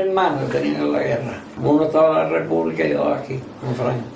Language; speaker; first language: Spanish; native; Spanish